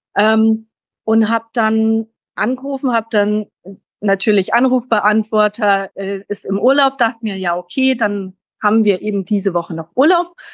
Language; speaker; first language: German; early bilingual, heritage; German